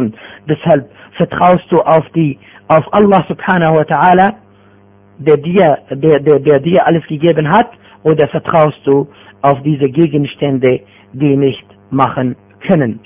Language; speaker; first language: German; non-native, fluent; Arabic